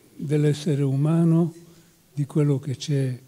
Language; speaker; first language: Italian; non-native, fluent; Hungarian